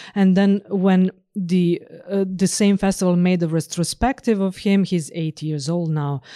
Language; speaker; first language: English; non-native, fluent; Serbian